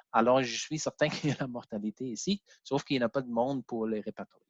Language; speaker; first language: French; non-native, fluent; German